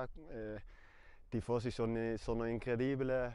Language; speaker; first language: Italian; non-native, fluent; Dutch